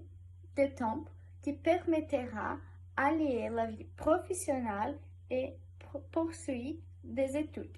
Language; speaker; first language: French; non-native, learner; Portuguese